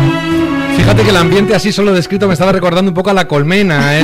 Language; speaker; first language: Spanish; native; Spanish